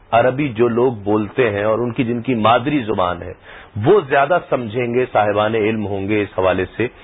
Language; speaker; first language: Urdu; native; Urdu